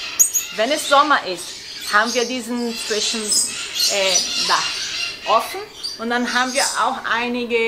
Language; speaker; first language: German; non-native, learner; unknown